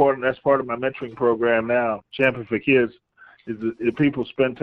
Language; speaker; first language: English; native; English